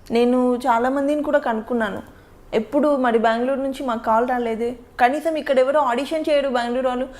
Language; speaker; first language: Telugu; native; Telugu